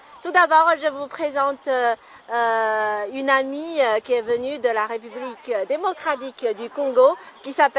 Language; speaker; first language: French; non-native, fluent; Chinese